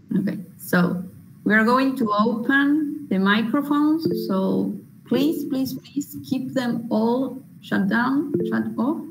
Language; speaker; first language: English; non-native, fluent; Spanish